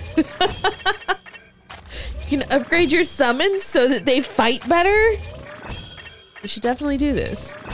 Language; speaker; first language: English; native; English